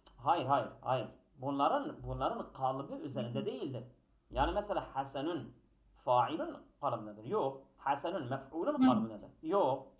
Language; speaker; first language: Turkish; native; Turkish